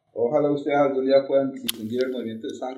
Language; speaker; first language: Spanish; native; Spanish